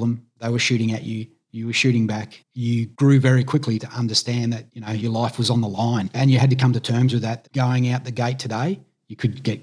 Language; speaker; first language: English; native; English